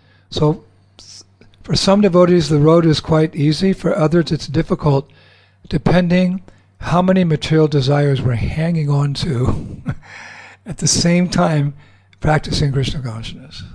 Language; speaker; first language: English; native; English